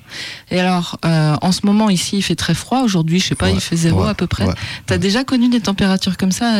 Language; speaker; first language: French; native; French